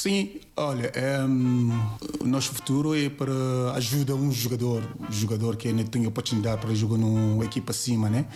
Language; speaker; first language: Portuguese; non-native, learner; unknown